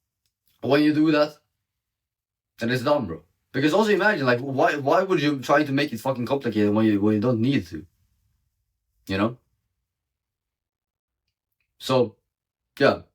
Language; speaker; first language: English; non-native, fluent; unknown